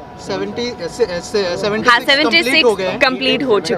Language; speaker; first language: Hindi; non-native, fluent; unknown